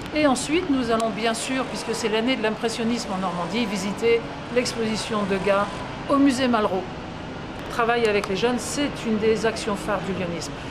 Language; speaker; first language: French; native; French